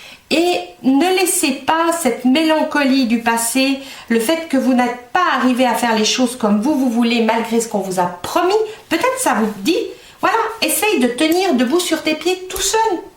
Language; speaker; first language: French; native; French